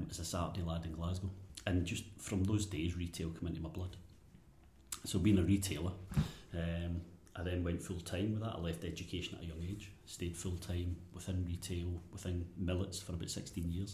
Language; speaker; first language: English; native; English